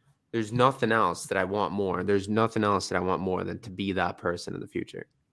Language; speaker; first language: English; native; English